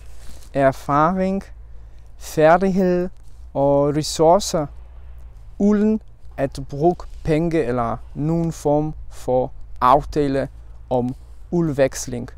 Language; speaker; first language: Danish; non-native, learner; Polish